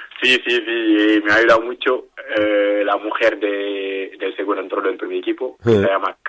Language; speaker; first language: Spanish; non-native, learner; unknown